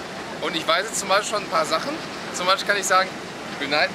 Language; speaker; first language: German; native; German